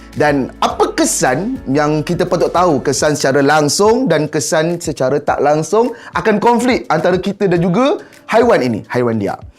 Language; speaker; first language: Malay; native; Malay